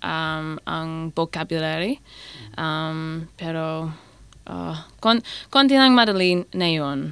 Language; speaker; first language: Filipino; non-native, learner; English